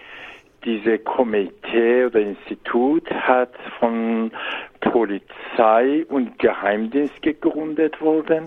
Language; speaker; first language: German; non-native, learner; Persian